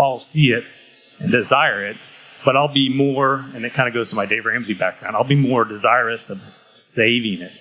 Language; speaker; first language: English; native; English